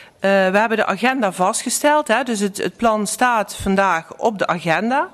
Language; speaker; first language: Dutch; native; Dutch